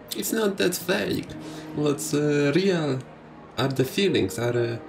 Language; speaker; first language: English; non-native, fluent; Polish